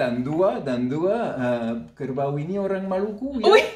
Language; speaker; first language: Indonesian; non-native, fluent; French